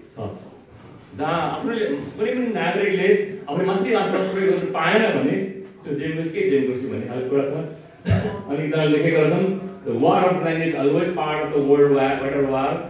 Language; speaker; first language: Nepali; non-native, local second language; Eastern Tamang